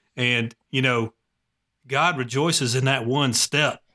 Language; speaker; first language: English; native; English